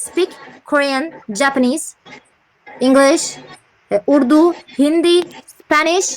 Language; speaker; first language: English; non-native, learner; Turkish